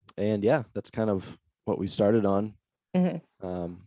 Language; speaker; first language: English; native; English